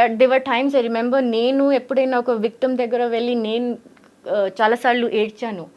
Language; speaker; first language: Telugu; early bilingual, heritage; Telugu